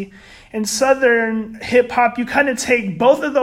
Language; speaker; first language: English; native; English